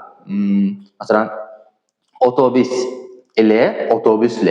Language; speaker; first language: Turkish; non-native, fluent; Uzbek